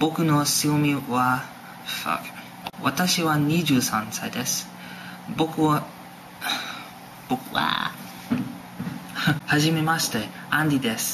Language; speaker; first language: Japanese; non-native, learner; English